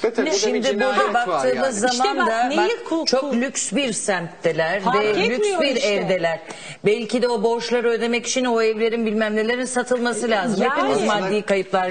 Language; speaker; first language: Turkish; native; Turkish